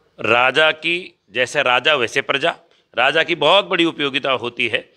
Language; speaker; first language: Hindi; native; Hindi